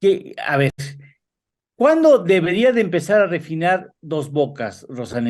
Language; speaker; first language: Spanish; native; Spanish